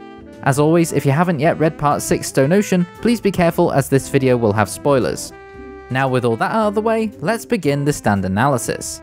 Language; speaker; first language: English; native; English